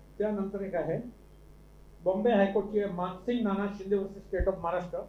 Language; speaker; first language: Marathi; non-native, local second language; Urdu